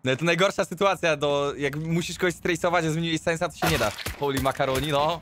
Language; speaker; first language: Polish; native; Polish